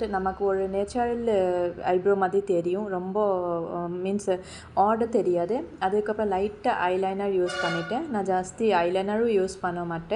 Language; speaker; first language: Tamil; non-native, fluent; Assamese